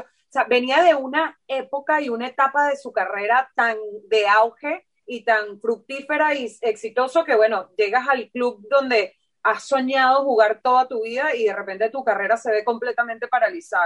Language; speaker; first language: Spanish; native; Spanish